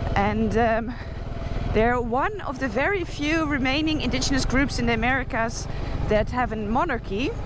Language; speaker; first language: English; non-native, fluent; Dutch